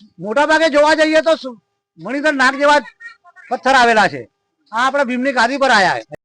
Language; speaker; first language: Gujarati; native; Gujarati